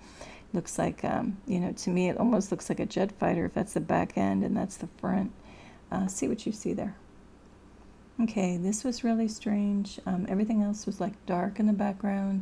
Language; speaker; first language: English; native; English